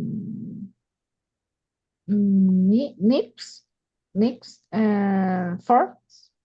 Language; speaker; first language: English; non-native, learner; Spanish